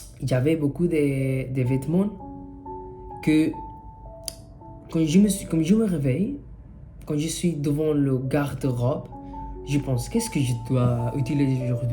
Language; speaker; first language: French; non-native, fluent; Spanish